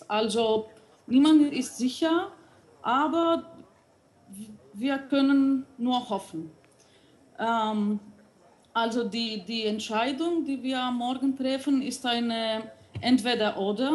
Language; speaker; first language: German; non-native, fluent; Greek